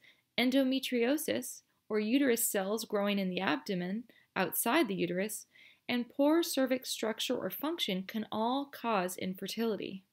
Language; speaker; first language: English; native; English